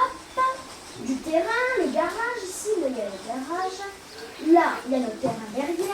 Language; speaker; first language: French; native; French